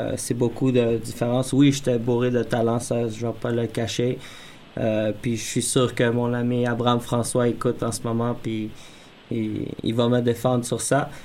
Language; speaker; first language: French; native; French